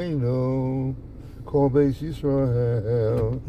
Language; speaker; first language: Hebrew; non-native, fluent; English